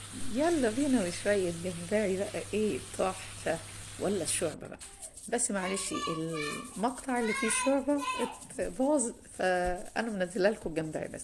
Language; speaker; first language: Arabic; native; Arabic